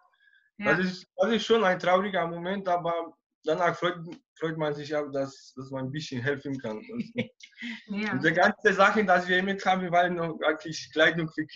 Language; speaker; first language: German; non-native, fluent; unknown